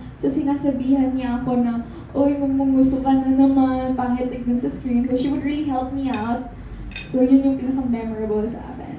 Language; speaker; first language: Filipino; native; Filipino